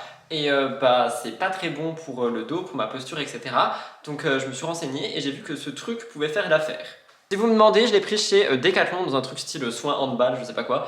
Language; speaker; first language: French; native; French